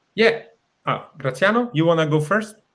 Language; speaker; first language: English; non-native, learner; Italian